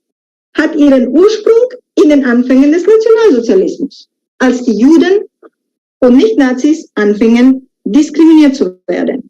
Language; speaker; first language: German; non-native, fluent; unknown